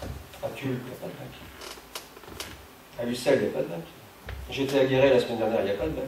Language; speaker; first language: French; native; French